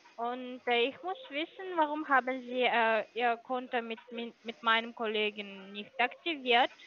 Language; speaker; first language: German; non-native, learner; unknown